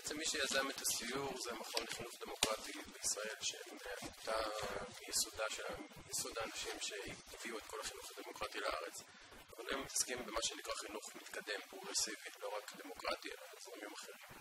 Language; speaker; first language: Hebrew; native; Hebrew